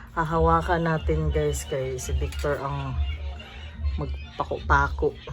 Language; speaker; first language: Filipino; non-native, local second language; Cebuano